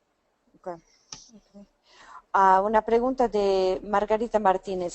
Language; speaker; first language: Spanish; non-native, fluent; English